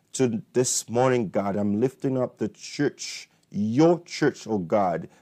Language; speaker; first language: English; non-native, fluent; Haitian Creole